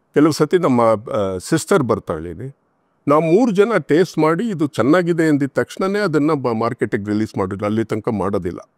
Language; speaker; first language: Kannada; non-native, local second language; Tamil